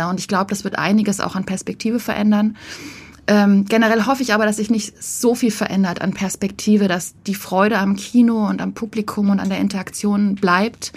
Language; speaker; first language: German; native; German